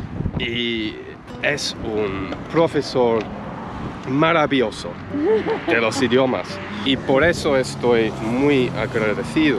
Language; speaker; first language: Spanish; non-native, learner; English